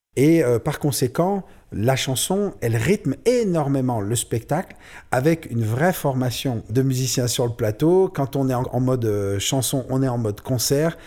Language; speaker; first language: French; native; French